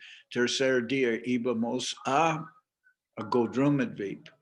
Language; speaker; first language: Spanish; non-native, fluent; English